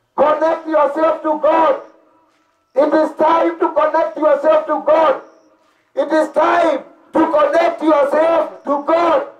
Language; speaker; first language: English; non-native, local second language; Swahili